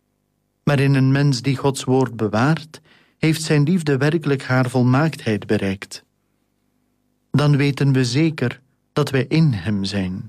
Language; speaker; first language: Dutch; native; Dutch